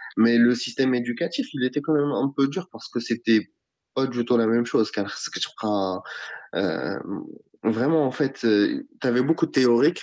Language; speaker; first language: French; non-native, local second language; Arabic